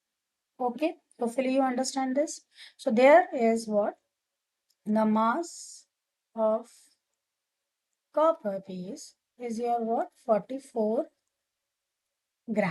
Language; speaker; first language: English; non-native, local second language; Hindi